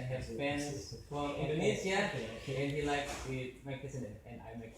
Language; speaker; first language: English; non-native, learner; Indonesian